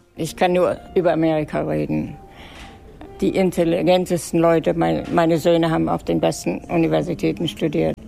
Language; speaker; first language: German; native; German